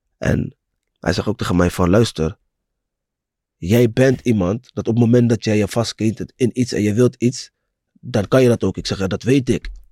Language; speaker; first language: Dutch; native; Dutch